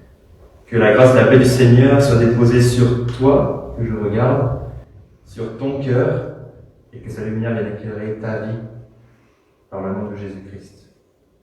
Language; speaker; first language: French; native; French